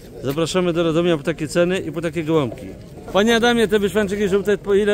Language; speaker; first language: Polish; native; Polish